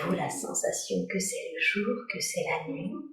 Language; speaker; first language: French; native; French